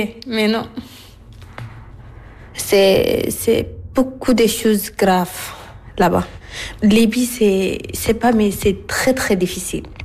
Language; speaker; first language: French; non-native, learner; Somali